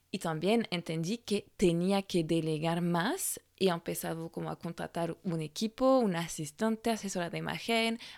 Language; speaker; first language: Spanish; non-native, fluent; French